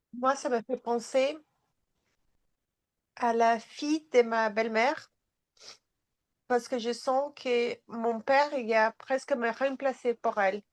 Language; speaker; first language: French; non-native, fluent; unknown